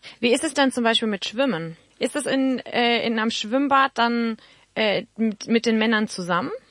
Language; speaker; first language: German; native; German